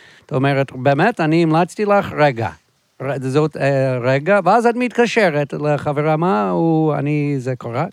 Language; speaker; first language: Hebrew; non-native, fluent; English